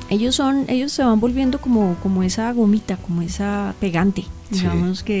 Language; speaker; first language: Spanish; native; Spanish